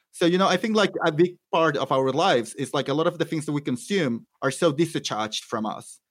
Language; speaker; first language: English; non-native, fluent; Spanish